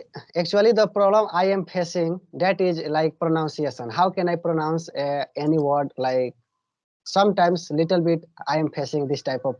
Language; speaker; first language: English; non-native, learner; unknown